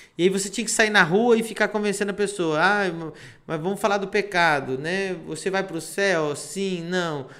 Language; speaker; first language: Portuguese; non-native, fluent; Spanish